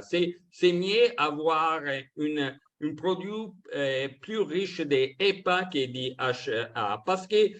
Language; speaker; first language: French; non-native, fluent; Italian